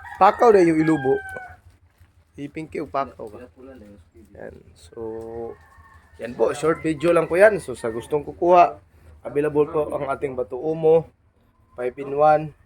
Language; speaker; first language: Filipino; non-native, local second language; Cebuano